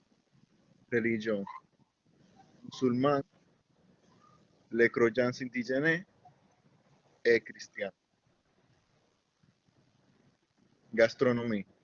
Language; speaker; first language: French; non-native, learner; Spanish